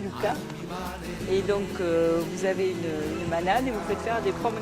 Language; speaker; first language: French; native; French